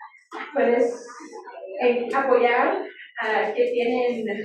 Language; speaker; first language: Spanish; early bilingual, heritage; English